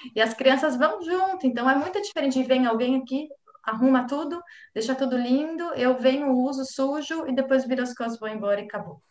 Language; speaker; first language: Portuguese; native; Portuguese